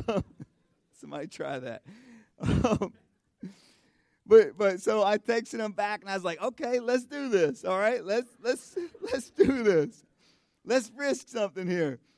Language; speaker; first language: English; native; English